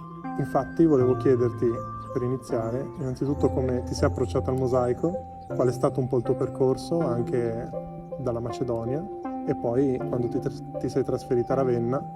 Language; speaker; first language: Italian; native; Italian